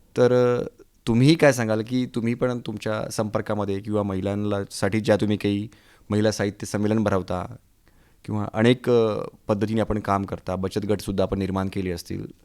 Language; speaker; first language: Marathi; native; Marathi